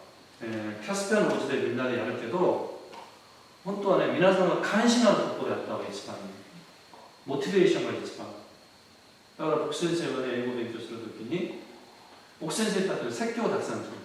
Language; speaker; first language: Japanese; non-native, fluent; Korean